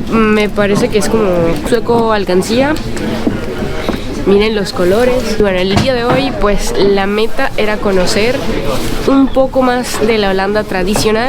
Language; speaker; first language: Spanish; native; Spanish